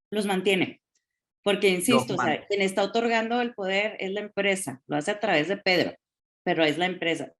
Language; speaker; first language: Spanish; native; Spanish